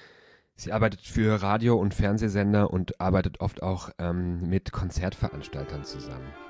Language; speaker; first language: German; native; German